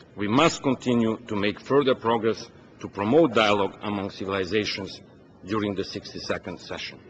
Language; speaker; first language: English; non-native, fluent; Macedonian